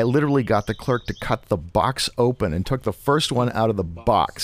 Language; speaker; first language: English; native; English